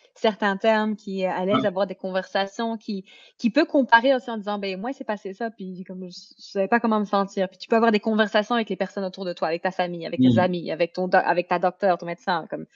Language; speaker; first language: French; native; French